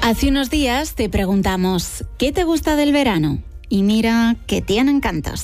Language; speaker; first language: Spanish; native; Spanish